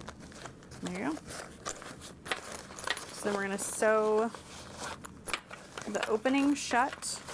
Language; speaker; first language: English; native; English